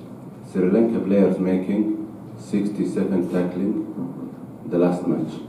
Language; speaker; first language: English; non-native, learner; Arabic